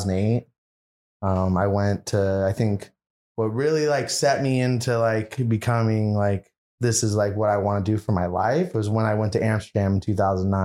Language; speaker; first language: English; native; English